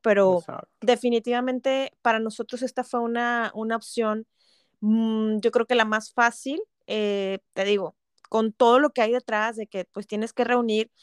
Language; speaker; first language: Spanish; native; Spanish